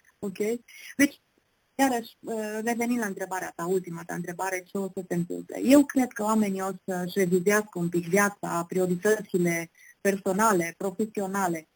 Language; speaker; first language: Romanian; native; Romanian